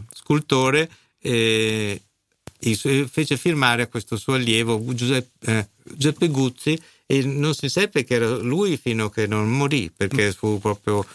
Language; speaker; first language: Italian; native; Italian